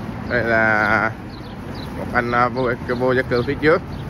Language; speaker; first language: Vietnamese; native; Vietnamese